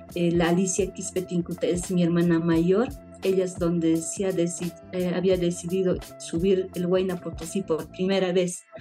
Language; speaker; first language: Spanish; native; Spanish